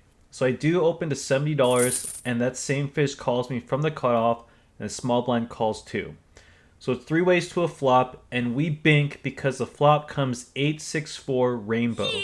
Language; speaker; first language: English; native; English